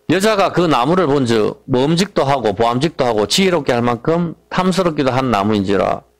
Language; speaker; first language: Korean; native; Korean